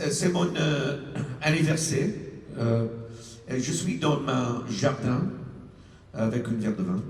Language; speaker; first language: French; non-native, learner; English